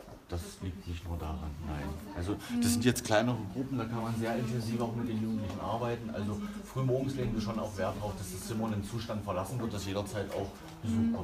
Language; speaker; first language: German; native; German